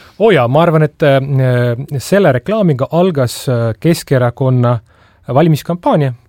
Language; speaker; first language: Estonian; non-native, local second language; Russian